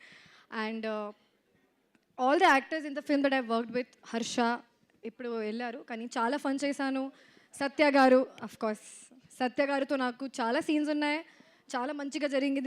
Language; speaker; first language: Telugu; non-native, local second language; Hindi